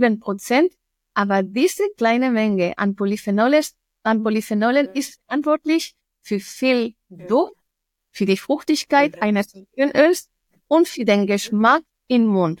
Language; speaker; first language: German; non-native, fluent; Spanish